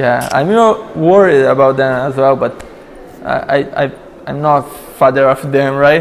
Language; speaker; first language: English; non-native, learner; Portuguese